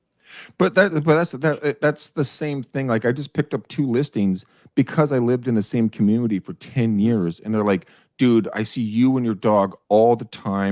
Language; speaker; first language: English; native; English